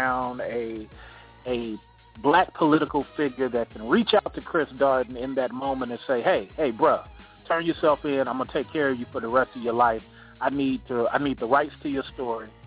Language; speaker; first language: English; native; English